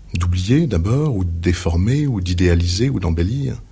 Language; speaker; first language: French; native; French